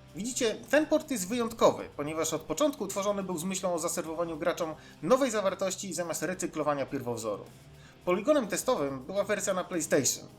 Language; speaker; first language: Polish; native; Polish